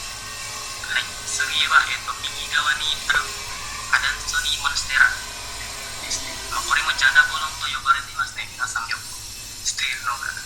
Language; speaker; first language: Japanese; non-native, learner; Indonesian